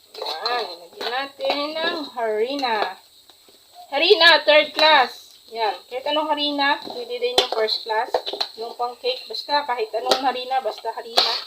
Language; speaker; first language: Filipino; non-native, local second language; Hiligaynon